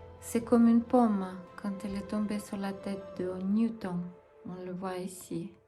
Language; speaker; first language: French; non-native, fluent; Ukrainian